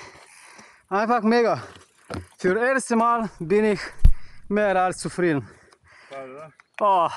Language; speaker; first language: German; non-native, learner; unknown